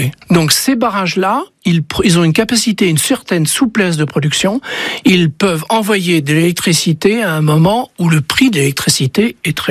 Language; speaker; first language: French; native; French